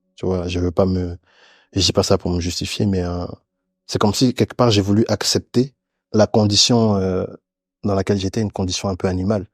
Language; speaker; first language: French; early bilingual, other home language; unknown